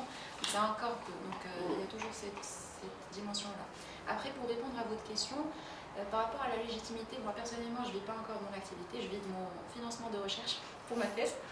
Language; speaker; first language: French; native; French